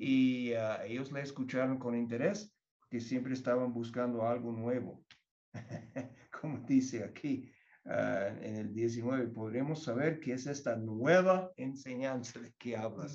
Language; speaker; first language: Spanish; non-native, fluent; English